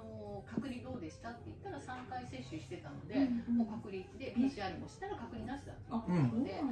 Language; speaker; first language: Japanese; native; Japanese